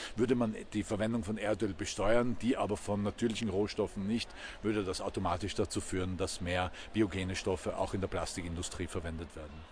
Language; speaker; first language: German; native; German